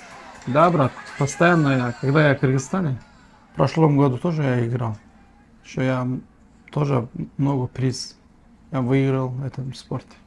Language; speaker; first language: Russian; non-native, local second language; Kyrgyz